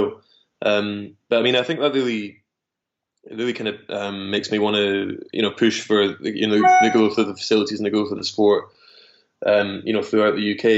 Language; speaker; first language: English; native; English